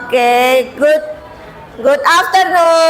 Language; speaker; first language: English; non-native, fluent; Indonesian